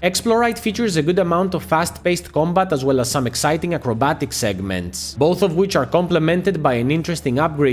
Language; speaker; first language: English; native; English